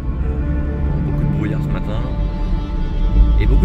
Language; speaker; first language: French; native; French